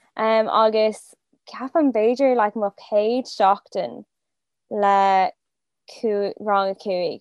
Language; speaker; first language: Irish; non-native, local second language; English